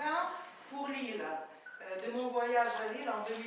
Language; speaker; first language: French; non-native, fluent; Ukrainian